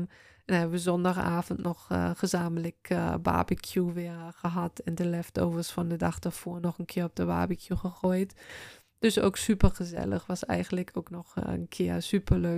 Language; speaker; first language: Dutch; non-native, fluent; German